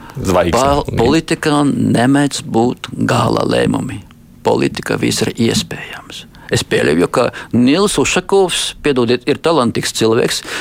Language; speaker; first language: Latvian; non-native, local second language; Russian